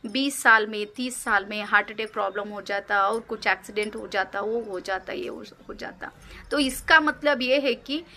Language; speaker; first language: Hindi; non-native, local second language; Kannada